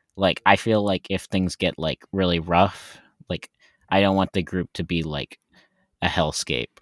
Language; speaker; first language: English; native; English